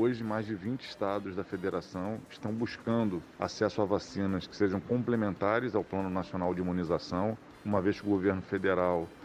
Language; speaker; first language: Portuguese; native; Portuguese